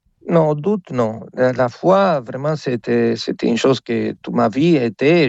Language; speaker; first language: French; non-native, fluent; Spanish